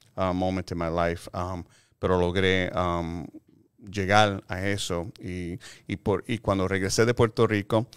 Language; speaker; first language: Spanish; early bilingual, heritage; Spanish